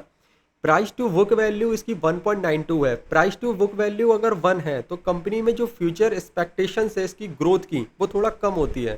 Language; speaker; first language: Hindi; native; Hindi